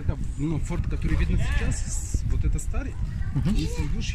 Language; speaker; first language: Russian; non-native, learner; Arabic